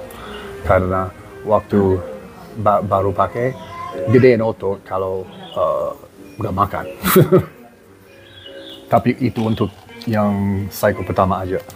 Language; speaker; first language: Indonesian; non-native, learner; English